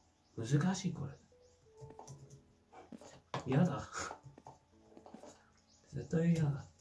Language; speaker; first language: Japanese; non-native, fluent; English